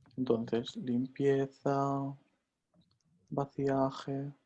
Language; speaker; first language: Spanish; native; Spanish